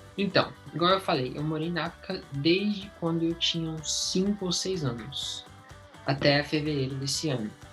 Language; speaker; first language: Portuguese; early bilingual, heritage; Portuguese